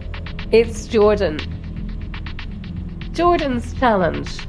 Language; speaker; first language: English; native; English